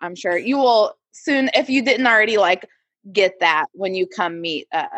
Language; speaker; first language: English; native; English